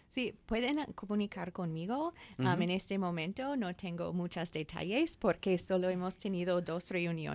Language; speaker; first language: Spanish; non-native, fluent; English